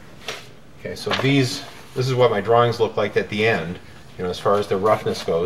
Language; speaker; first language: English; native; English